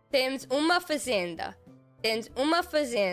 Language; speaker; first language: Portuguese; non-native, learner; English